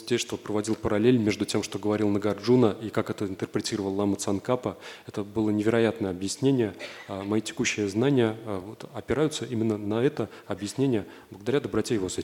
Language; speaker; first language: Russian; native; Russian